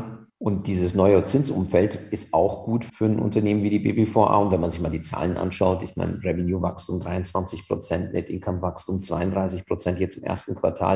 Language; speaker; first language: German; native; German